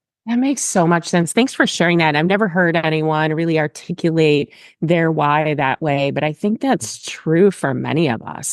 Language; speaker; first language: English; native; English